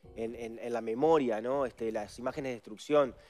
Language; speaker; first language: Spanish; native; Spanish